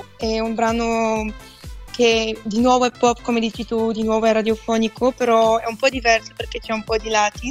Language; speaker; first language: Italian; non-native, fluent; Bulgarian